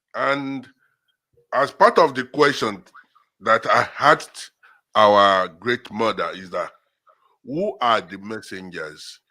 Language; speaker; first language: English; non-native, local second language; Yoruba